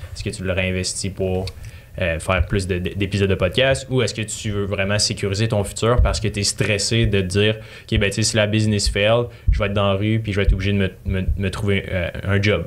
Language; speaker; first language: French; native; French